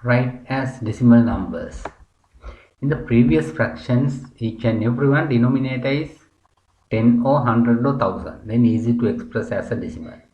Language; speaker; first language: English; non-native, local second language; Sinhala